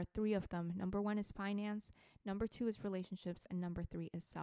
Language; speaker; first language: English; non-native, fluent; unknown